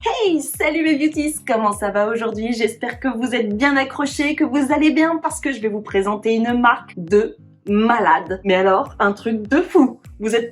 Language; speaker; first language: French; native; French